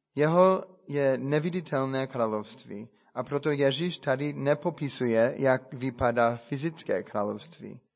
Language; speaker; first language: Czech; non-native, fluent; English